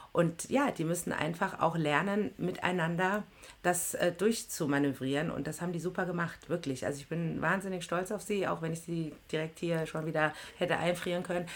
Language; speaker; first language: German; native; German